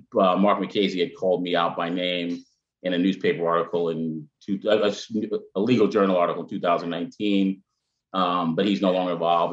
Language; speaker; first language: English; native; English